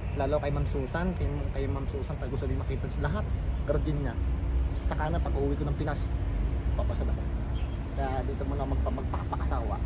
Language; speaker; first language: Filipino; native; Filipino